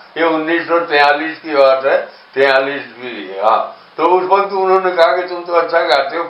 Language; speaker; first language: Hindi; native; Hindi